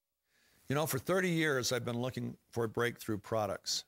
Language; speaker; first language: English; native; English